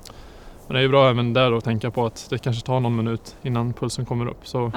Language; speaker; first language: Swedish; native; Swedish